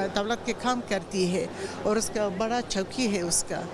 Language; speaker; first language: Hindi; non-native, learner; Persian